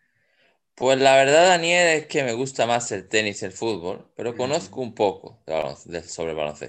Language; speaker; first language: Spanish; native; Spanish